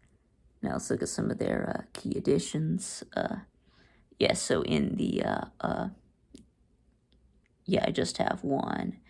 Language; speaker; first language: English; native; English